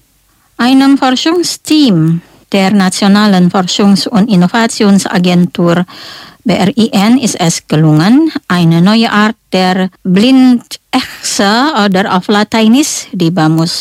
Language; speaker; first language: German; non-native, learner; Indonesian